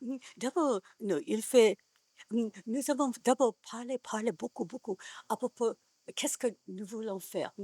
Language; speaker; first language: French; non-native, learner; Japanese